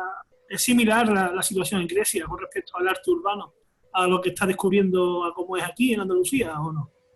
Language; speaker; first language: Spanish; native; Spanish